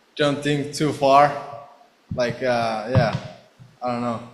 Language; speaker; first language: English; non-native, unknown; Finnish